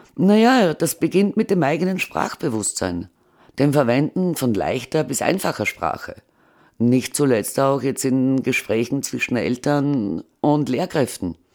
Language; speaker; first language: German; native; German